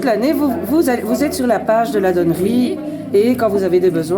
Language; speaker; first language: French; native; French